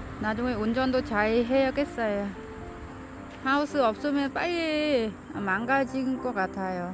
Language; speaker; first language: Korean; non-native, learner; Vietnamese